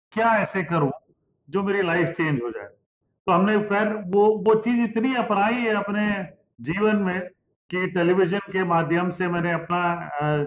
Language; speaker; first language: Hindi; non-native, local second language; Punjabi